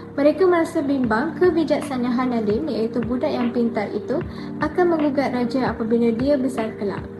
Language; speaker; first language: Malay; native; Malay